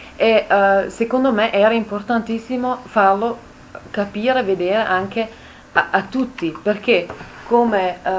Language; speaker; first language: Italian; non-native, local second language; German